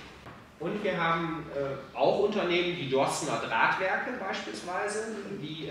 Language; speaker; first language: German; native; German